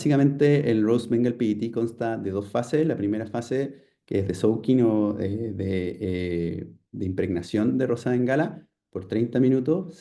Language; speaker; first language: Spanish; native; Spanish